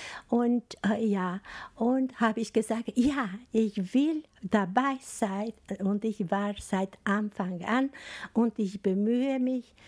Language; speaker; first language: German; non-native, learner; Albanian